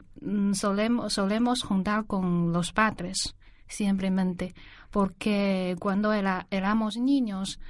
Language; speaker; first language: Spanish; non-native, learner; Chinese